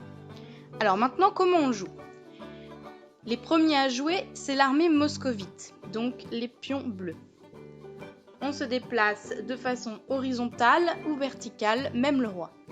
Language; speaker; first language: French; native; French